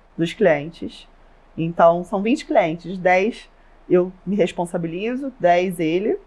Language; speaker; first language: Portuguese; native; Portuguese